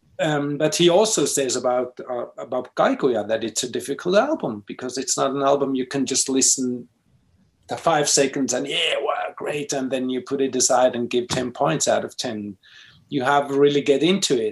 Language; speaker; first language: English; non-native, fluent; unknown